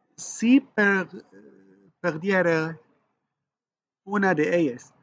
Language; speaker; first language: Spanish; non-native, learner; Arabic